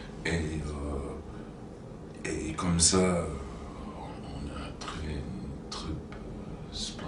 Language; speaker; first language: French; non-native, fluent; English